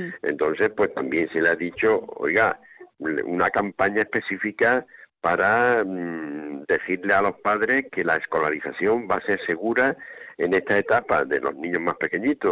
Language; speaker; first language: Spanish; native; Spanish